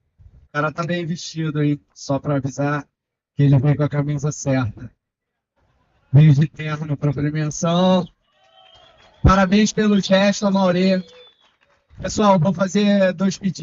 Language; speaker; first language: Portuguese; native; Portuguese